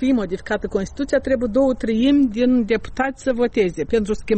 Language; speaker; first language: Romanian; native; Romanian